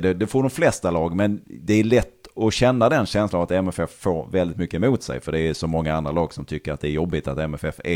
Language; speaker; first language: Swedish; native; Swedish